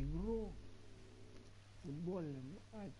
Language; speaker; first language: Russian; non-native, learner; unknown